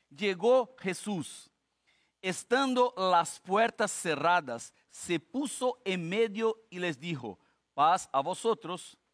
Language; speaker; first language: Spanish; non-native, fluent; Portuguese